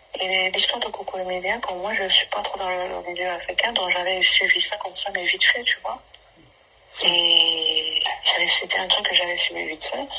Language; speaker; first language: French; non-native, local second language; Basaa